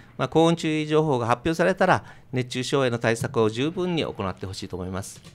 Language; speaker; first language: Japanese; native; Japanese